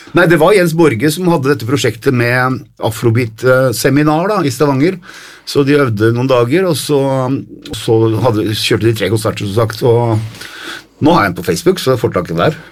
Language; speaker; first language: Norwegian; native; Norwegian